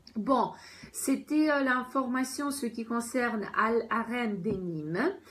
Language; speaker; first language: French; non-native, fluent; Ukrainian